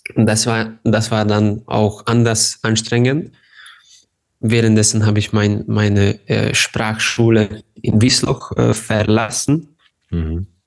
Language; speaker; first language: German; non-native, fluent; Hungarian